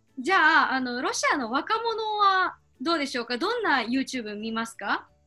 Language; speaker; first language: Japanese; native; Japanese